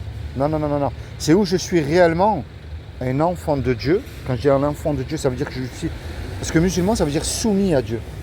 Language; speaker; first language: French; native; French